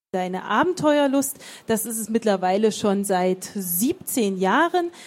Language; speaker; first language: German; native; German